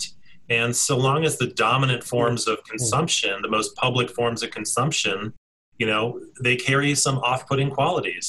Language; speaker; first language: English; native; English